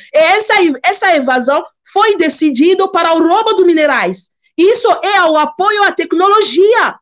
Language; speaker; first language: Portuguese; non-native, fluent; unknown